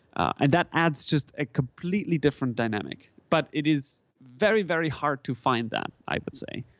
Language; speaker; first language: English; non-native, fluent; German